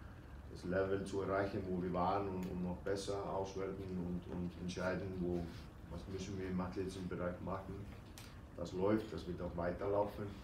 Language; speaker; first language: German; non-native, fluent; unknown